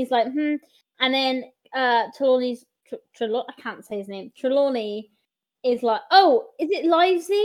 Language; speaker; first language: English; native; English